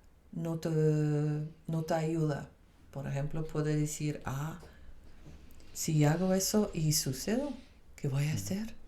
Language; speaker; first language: Spanish; non-native, fluent; Dutch